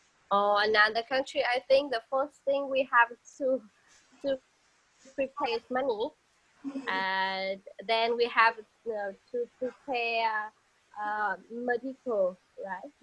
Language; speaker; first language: English; non-native, learner; Vietnamese